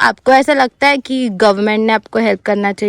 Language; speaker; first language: Hindi; native; Hindi